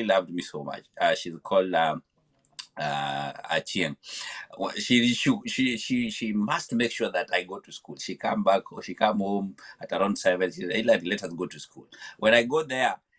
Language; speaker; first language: English; non-native, local second language; Luo (Kenya and Tanzania)